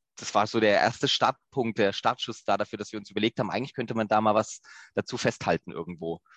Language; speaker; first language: German; native; German